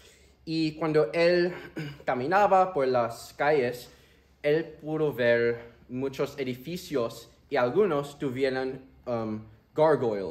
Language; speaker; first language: Spanish; early bilingual, heritage; Spanish